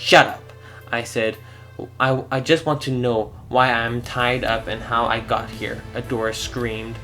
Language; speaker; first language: English; native; English